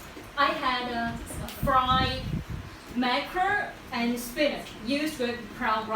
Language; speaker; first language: English; non-native, learner; Vietnamese